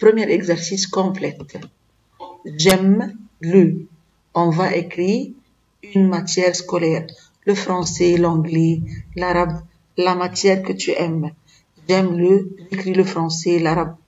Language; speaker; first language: French; non-native, fluent; Arabic